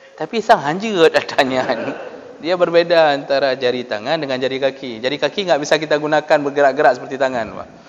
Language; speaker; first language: Malay; non-native, local second language; Achinese